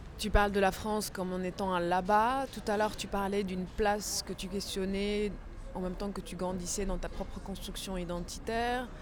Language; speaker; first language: French; native; French